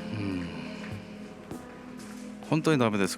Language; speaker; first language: Japanese; non-native, learner; Korean